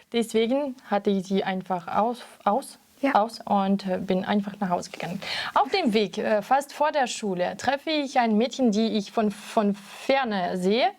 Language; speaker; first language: German; non-native, fluent; French